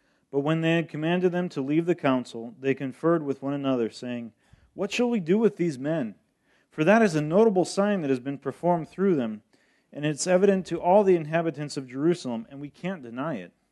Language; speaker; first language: English; early bilingual, other home language; Spanish